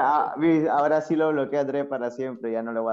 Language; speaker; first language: Spanish; native; Spanish